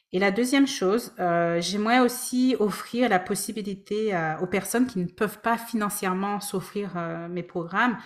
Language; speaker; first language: French; native; French